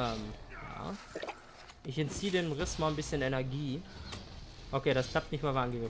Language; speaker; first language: German; native; German